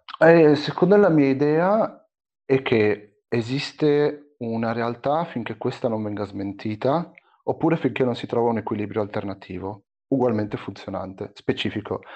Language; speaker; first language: Italian; early bilingual, other home language; Arabic